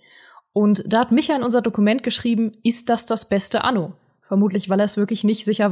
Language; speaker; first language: German; native; German